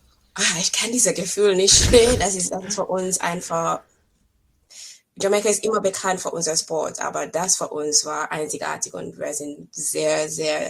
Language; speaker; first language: German; non-native, fluent; English